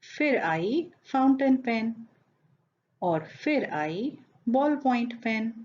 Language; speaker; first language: Urdu; native; Urdu